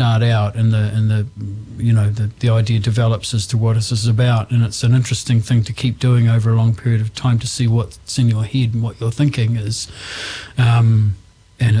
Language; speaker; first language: English; native; English